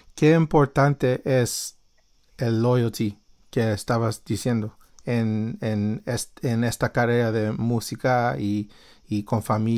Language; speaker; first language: Spanish; early bilingual, heritage; Spanish